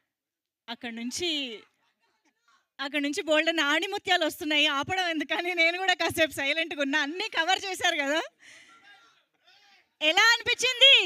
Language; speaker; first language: Telugu; native; Telugu